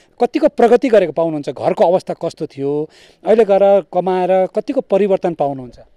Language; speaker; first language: Nepali; native; Nepali